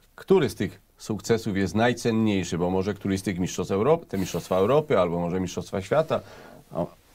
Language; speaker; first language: Polish; native; Polish